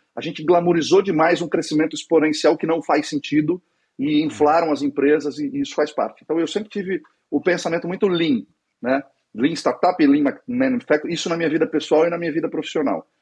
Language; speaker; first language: Portuguese; native; Portuguese